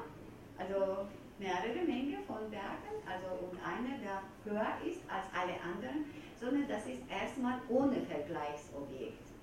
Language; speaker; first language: German; non-native, fluent; Georgian